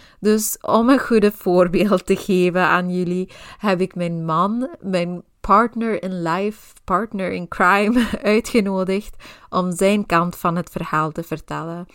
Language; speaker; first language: Dutch; non-native, local second language; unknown